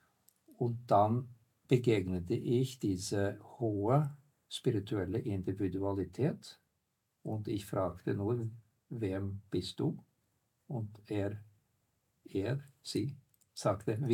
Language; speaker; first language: German; non-native, fluent; Norwegian